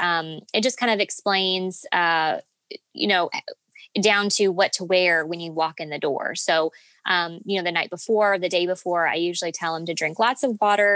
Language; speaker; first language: English; native; English